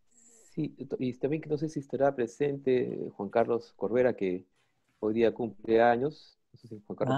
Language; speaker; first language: Spanish; native; Spanish